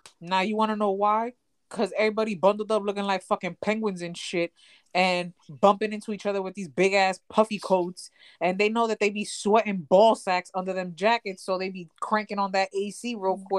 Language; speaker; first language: English; early bilingual, other home language; Spanish